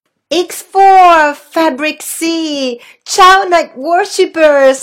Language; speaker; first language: English; non-native, fluent; Italian